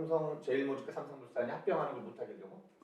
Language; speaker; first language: Korean; native; Korean